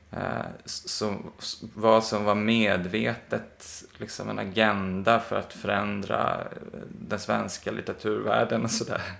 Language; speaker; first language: Swedish; native; Swedish